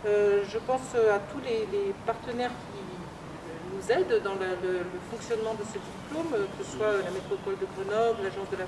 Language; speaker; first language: French; native; French